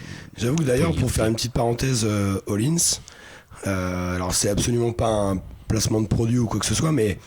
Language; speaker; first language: French; native; French